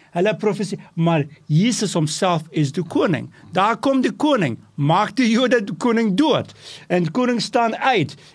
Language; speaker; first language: Afrikaans; non-native, local second language; English